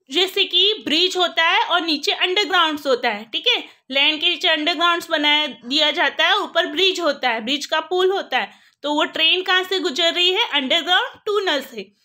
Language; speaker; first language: Hindi; non-native, local second language; Gujarati